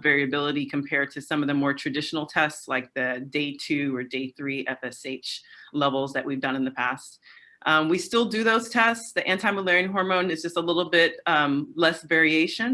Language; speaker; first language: English; native; English